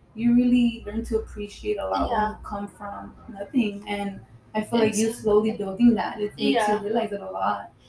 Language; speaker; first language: English; native; English